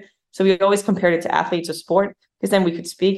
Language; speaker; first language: English; non-native, fluent; Danish